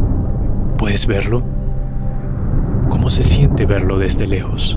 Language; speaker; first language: Spanish; native; Spanish